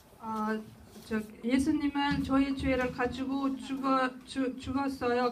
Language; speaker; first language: Korean; non-native, learner; Russian